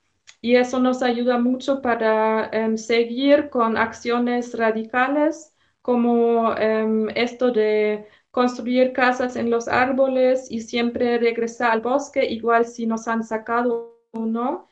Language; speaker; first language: Spanish; non-native, fluent; German